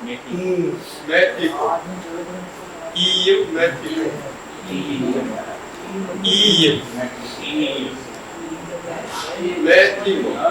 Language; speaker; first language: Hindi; non-native, learner; Turkish